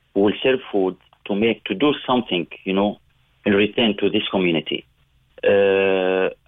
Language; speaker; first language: English; non-native, learner; Arabic